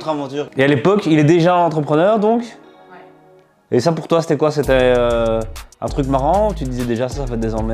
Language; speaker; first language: French; native; French